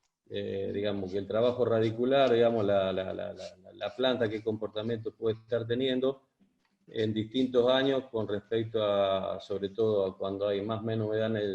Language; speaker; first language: Spanish; native; Spanish